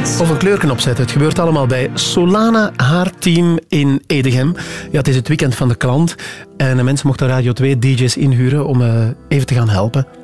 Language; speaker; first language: Dutch; native; Dutch